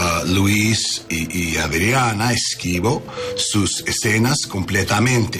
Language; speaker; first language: Spanish; non-native, learner; English